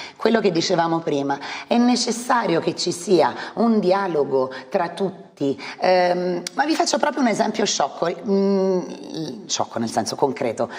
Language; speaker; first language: Italian; native; Italian